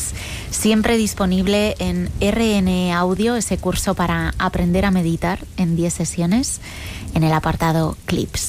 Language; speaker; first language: Spanish; native; Spanish